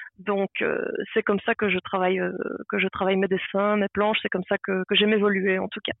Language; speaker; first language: French; native; French